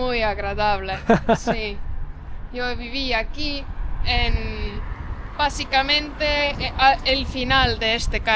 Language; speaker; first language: Spanish; non-native, fluent; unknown